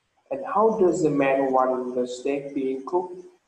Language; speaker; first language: English; non-native, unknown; Vietnamese